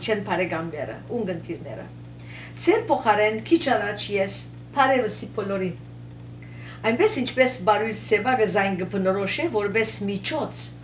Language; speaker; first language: Armenian; early bilingual, heritage; Armenian